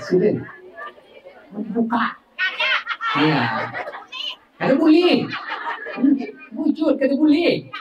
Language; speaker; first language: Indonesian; non-native, local second language; Banjar